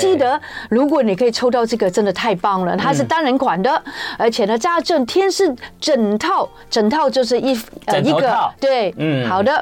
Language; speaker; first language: Chinese; native; Chinese